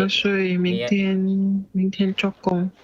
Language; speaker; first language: Chinese; non-native, learner; Indonesian